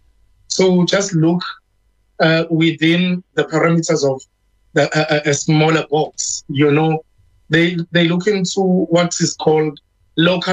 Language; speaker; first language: English; non-native, local second language; Zulu